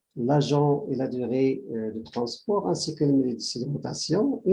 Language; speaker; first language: French; non-native, local second language; Arabic